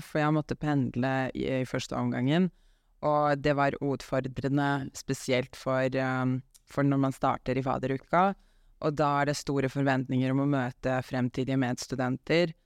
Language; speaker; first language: Norwegian; non-native, fluent; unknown